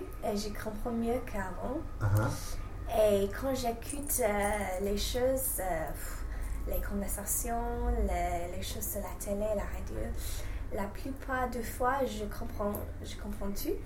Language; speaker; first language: French; non-native, fluent; English